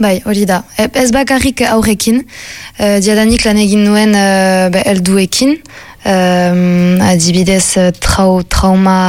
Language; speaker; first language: Basque; non-native, local second language; French